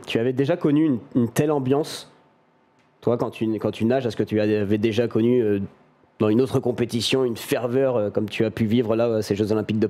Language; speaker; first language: French; native; French